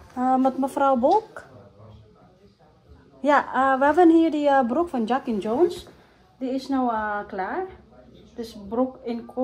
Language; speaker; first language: Dutch; non-native, learner; Waray